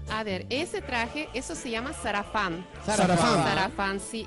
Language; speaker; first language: Spanish; non-native, fluent; Russian